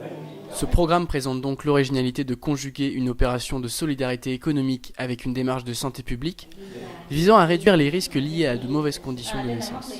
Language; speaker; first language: French; native; French